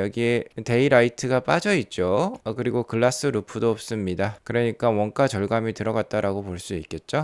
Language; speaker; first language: Korean; native; Korean